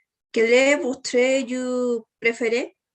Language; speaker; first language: French; non-native, learner; Spanish